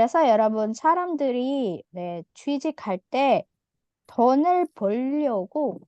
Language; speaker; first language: Korean; non-native, fluent; Indonesian